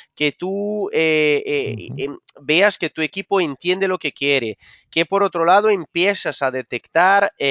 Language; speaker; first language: Spanish; non-native, fluent; Portuguese